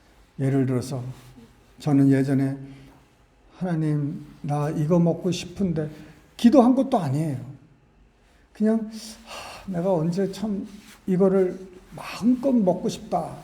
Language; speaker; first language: Korean; native; Korean